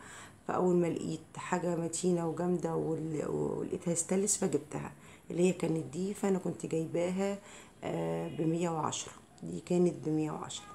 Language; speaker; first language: Arabic; native; Arabic